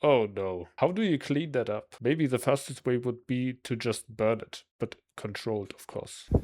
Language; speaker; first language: English; non-native, fluent; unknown